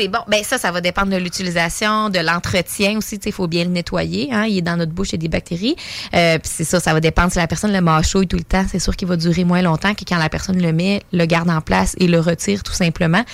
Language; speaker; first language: French; native; French